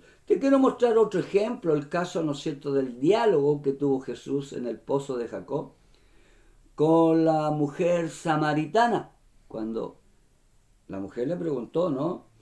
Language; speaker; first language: Spanish; native; Spanish